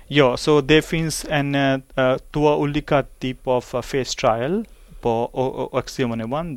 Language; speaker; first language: Swedish; non-native, learner; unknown